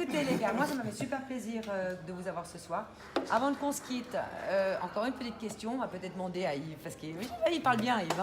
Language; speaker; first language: French; native; French